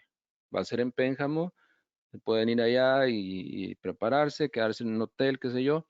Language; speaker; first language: Spanish; native; Spanish